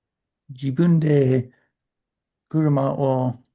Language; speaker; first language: Japanese; non-native, learner; English